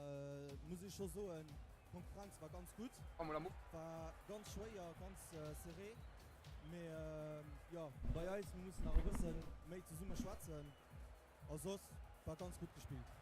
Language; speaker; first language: German; non-native, local second language; Luxembourgish